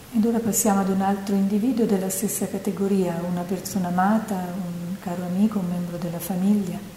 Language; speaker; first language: Italian; native; Italian